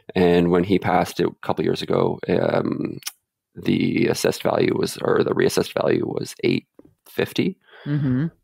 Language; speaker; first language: English; native; English